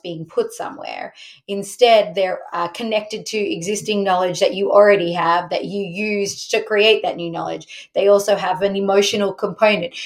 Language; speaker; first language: English; native; English